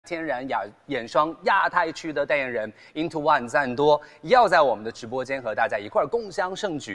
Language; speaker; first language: Chinese; native; Chinese